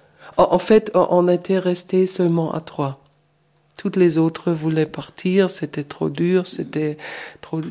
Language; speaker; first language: French; non-native, fluent; German